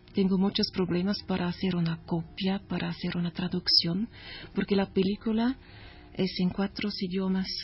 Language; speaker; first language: Spanish; non-native, learner; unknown